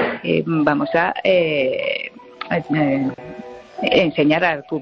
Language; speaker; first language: Spanish; non-native, learner; Japanese